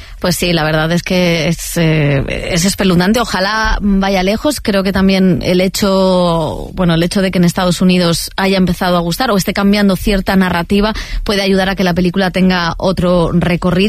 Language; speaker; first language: Spanish; native; Spanish